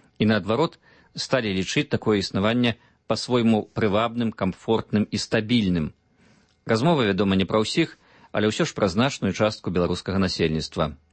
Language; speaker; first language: Belarusian; native; Belarusian